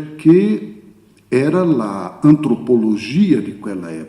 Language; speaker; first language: Italian; non-native, fluent; Portuguese